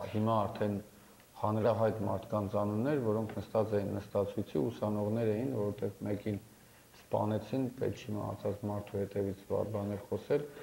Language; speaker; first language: Armenian; native; Armenian